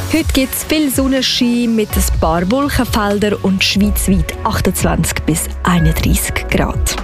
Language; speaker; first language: German; native; German